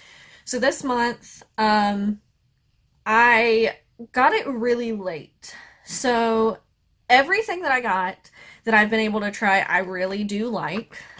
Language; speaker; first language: English; native; English